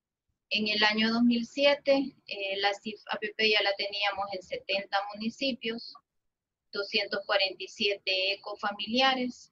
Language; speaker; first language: Spanish; native; Spanish